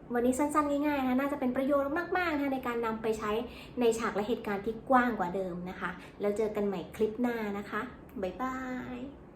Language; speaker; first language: Thai; native; Thai